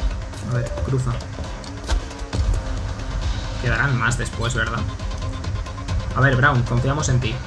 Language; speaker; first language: Spanish; native; Spanish